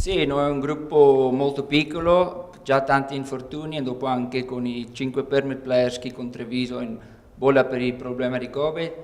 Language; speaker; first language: Italian; non-native, learner; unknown